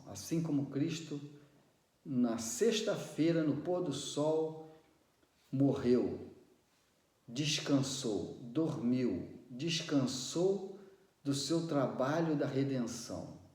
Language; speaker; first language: Portuguese; native; Portuguese